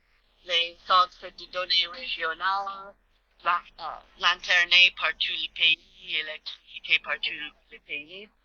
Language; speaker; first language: French; non-native, learner; English